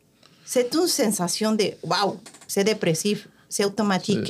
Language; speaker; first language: French; non-native, fluent; Spanish